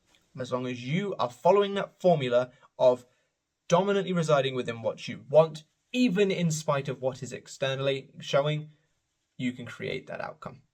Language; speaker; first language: English; native; English